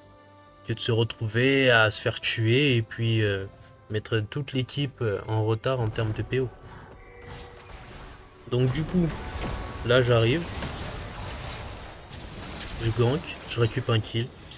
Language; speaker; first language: French; native; French